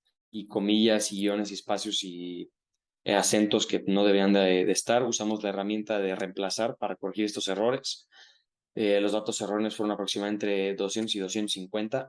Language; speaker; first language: Spanish; native; Spanish